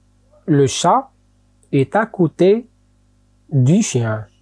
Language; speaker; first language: French; non-native, local second language; Arabic